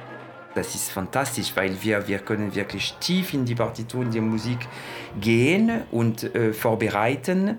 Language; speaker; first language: German; non-native, fluent; French